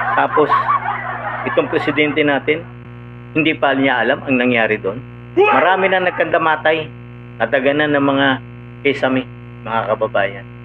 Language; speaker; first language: Filipino; non-native, local second language; Cebuano